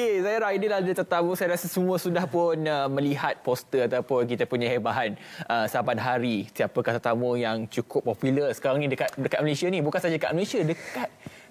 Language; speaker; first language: Malay; native; Malay